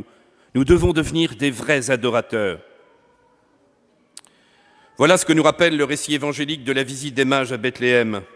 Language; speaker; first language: French; native; French